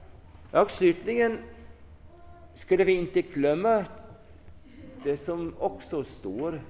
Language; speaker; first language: Swedish; non-native, fluent; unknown